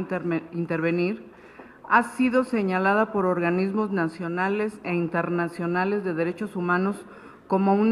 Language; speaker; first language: Spanish; native; Spanish